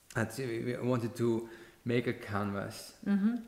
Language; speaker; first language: English; non-native, fluent; Icelandic